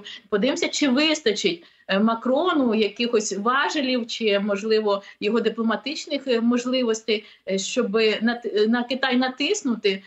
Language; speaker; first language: Ukrainian; native; Ukrainian